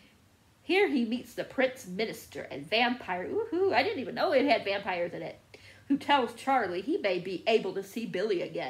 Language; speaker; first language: English; native; English